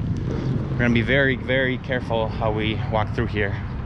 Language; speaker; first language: English; native; English